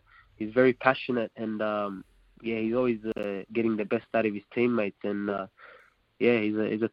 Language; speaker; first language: English; non-native, local second language; Arabic